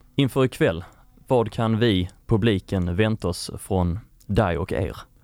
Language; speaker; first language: Swedish; native; Swedish